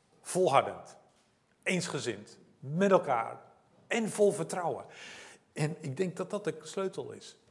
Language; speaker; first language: Dutch; native; Dutch